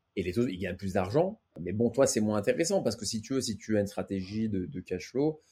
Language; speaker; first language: French; native; French